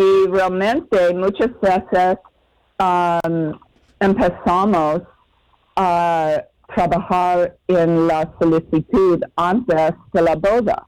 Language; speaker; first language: Spanish; non-native, fluent; English